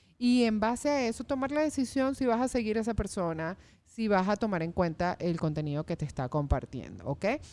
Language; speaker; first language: Spanish; native; Spanish